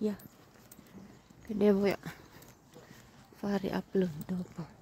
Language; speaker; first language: Italian; non-native, fluent; Filipino